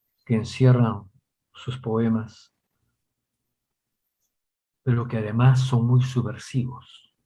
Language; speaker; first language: Spanish; native; Spanish